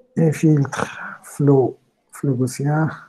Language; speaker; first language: French; non-native, local second language; Arabic